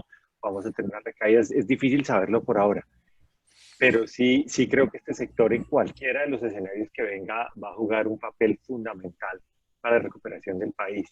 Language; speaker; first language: Spanish; native; Spanish